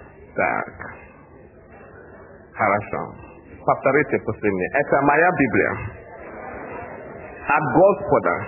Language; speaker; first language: Russian; non-native, learner; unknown